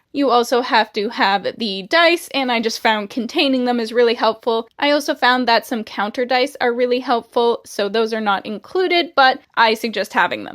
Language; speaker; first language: English; native; English